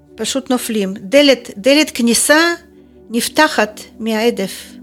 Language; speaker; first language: Hebrew; non-native, fluent; Ukrainian